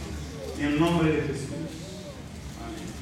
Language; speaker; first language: Spanish; native; Spanish